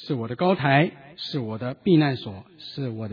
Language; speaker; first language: Chinese; native; Chinese